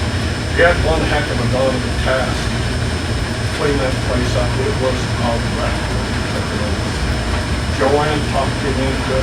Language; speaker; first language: English; native; English